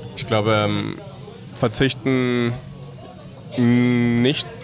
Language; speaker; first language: German; non-native, fluent; Spanish